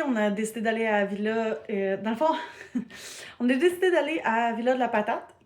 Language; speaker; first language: French; native; French